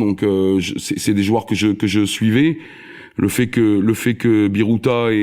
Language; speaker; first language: French; native; French